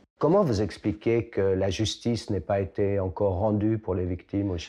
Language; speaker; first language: French; native; French